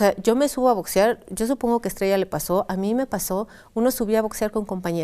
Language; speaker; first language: Spanish; native; Spanish